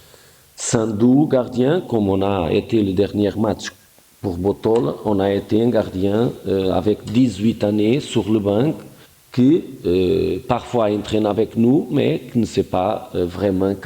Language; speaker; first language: French; non-native, fluent; Portuguese